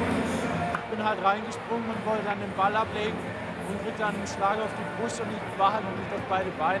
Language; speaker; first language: German; native; German